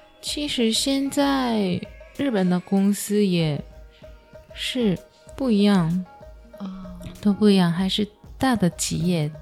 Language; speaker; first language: Chinese; non-native, learner; Japanese